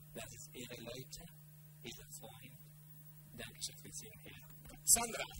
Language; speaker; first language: German; non-native, learner; Spanish